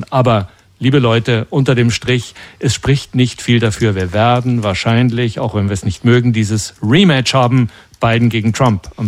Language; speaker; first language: German; native; German